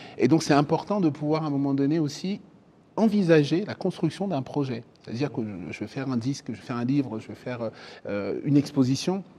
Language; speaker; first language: French; early bilingual, other home language; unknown